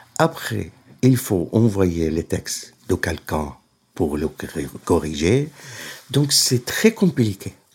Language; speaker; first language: French; non-native, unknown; Arabic